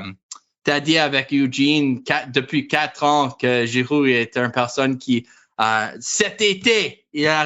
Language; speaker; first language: French; non-native, learner; English